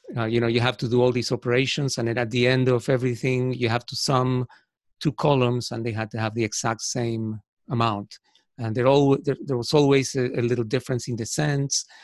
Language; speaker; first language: English; non-native, fluent; Spanish